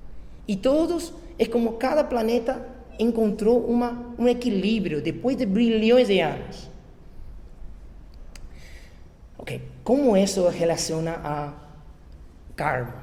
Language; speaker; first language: Portuguese; non-native, fluent; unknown